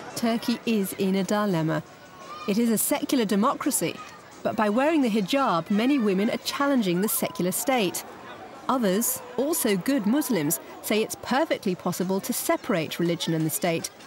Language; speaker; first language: English; native; English